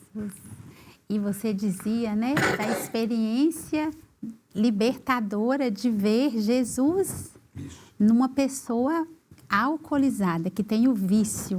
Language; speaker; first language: Portuguese; native; Portuguese